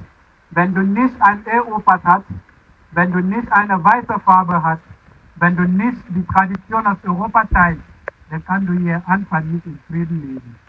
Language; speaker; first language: German; non-native, fluent; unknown